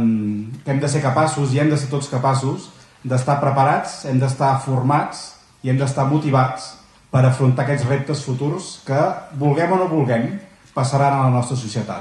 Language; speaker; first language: Catalan; native; Catalan